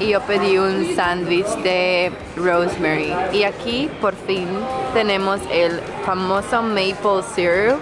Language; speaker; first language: Spanish; non-native, fluent; Croatian